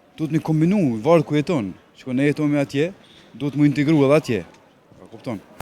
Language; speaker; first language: Albanian; early bilingual, heritage; Albanian